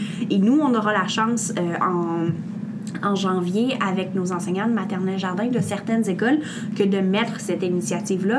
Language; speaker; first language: French; native; French